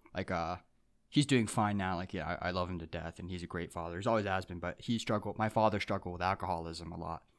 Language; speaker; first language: English; early bilingual, other home language; Japanese